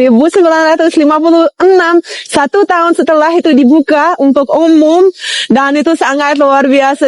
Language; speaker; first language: Indonesian; non-native, fluent; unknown